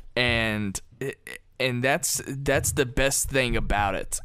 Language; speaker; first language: English; native; English